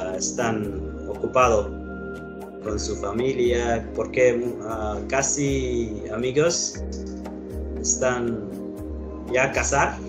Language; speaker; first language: Spanish; non-native, learner; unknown